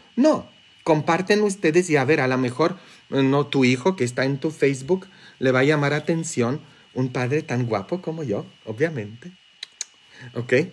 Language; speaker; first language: Spanish; non-native, fluent; English